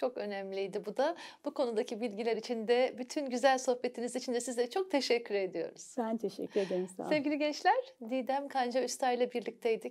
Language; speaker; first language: Turkish; native; Turkish